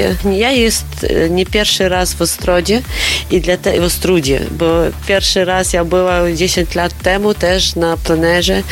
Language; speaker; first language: Polish; non-native, learner; Ukrainian